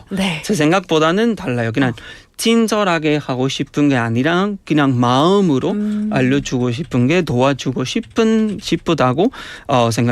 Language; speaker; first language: Korean; non-native, fluent; Spanish